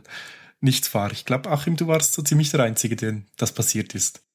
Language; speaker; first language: German; native; German